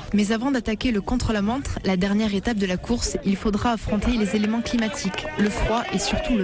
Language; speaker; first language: French; native; French